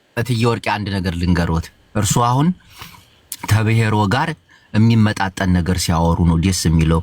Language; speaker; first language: Amharic; native; Amharic